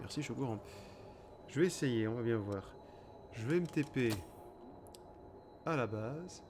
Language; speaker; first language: French; native; French